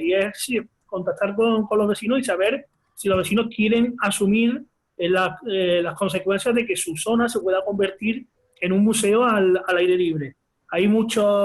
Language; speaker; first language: Spanish; native; Spanish